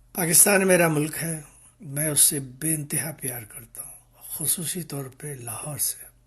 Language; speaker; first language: Urdu; native; Urdu